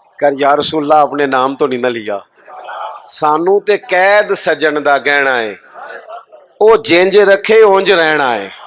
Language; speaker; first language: Urdu; non-native, local second language; Punjabi